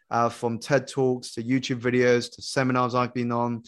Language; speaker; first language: English; native; English